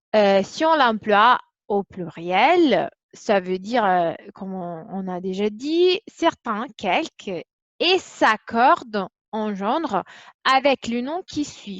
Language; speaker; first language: French; non-native, fluent; Italian